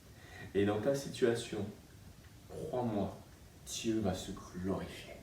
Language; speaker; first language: French; native; French